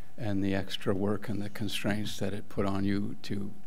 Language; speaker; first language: English; non-native, local second language; French